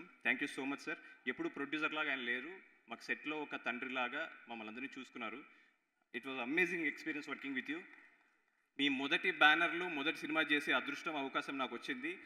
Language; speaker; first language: Telugu; native; Telugu